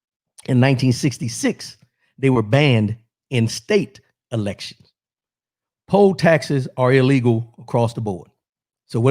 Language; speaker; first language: English; native; English